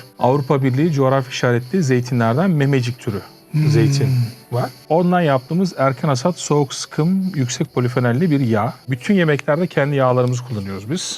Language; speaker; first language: Turkish; native; Turkish